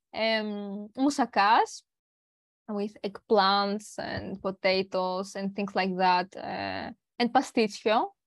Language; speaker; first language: English; non-native, learner; Greek